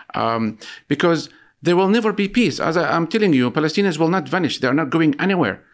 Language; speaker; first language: English; non-native, fluent; Arabic